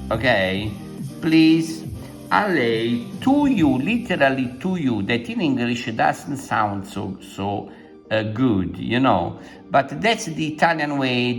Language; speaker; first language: English; non-native, fluent; Italian